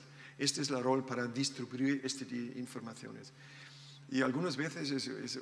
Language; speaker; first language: Spanish; non-native, learner; German